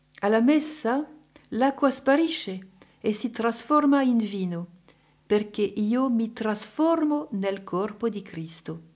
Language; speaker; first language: Italian; non-native, fluent; French